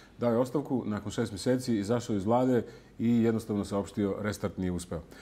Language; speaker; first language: Serbian; native; Serbian